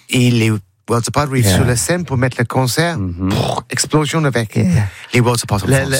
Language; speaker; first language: French; non-native, learner; English